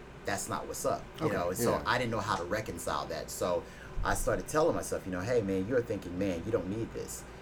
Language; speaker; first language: English; native; English